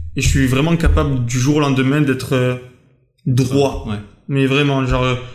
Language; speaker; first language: French; native; French